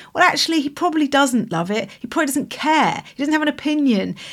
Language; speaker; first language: English; native; English